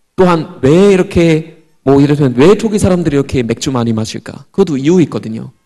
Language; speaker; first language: Korean; non-native, fluent; German